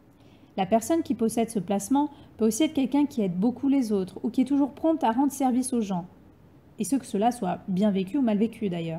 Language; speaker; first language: French; native; French